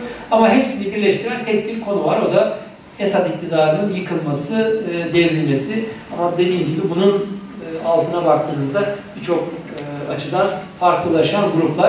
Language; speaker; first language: Turkish; native; Turkish